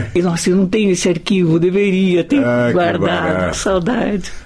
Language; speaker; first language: Portuguese; native; Portuguese